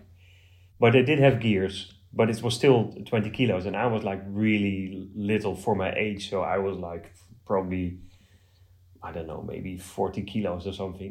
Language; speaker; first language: English; non-native, fluent; Dutch